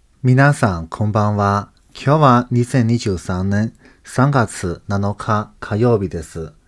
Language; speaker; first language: Japanese; non-native, fluent; Chinese